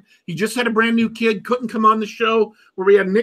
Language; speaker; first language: English; native; English